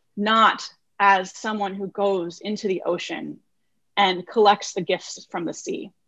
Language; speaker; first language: English; native; English